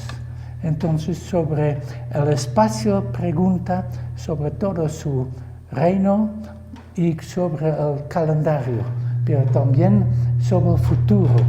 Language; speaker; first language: Spanish; non-native, fluent; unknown